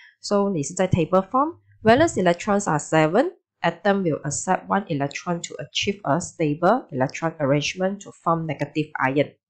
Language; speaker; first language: English; non-native, local second language; Chinese